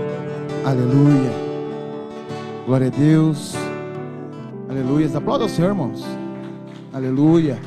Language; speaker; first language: Portuguese; native; Portuguese